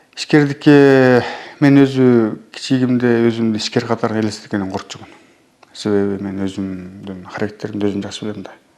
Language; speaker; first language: Kyrgyz; early bilingual, heritage; Kyrgyz